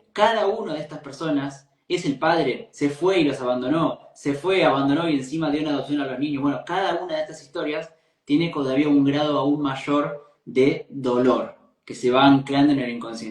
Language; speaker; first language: Spanish; native; Spanish